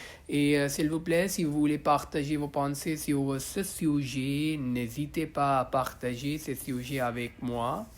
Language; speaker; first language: French; non-native, learner; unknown